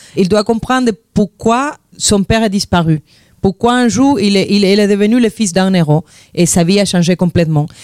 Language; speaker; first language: French; non-native, fluent; Spanish